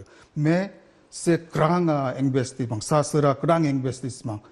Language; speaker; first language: French; non-native, learner; Korean